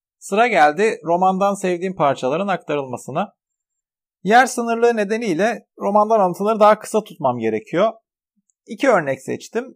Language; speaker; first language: Turkish; native; Turkish